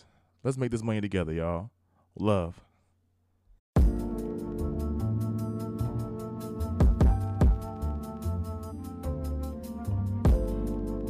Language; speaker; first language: English; native; English